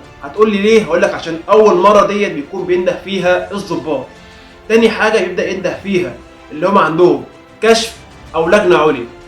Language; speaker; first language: Arabic; native; Arabic